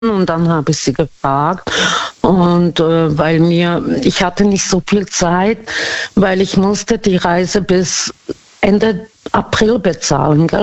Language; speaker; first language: German; non-native, fluent; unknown